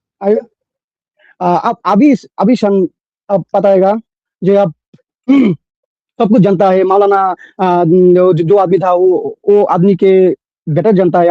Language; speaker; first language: Hindi; non-native, local second language; Bangla